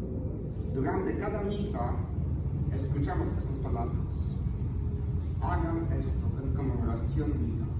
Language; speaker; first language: Spanish; non-native, fluent; Polish